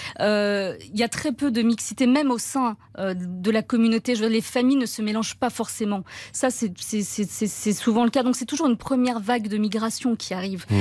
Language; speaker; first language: French; early bilingual, other home language; Turkish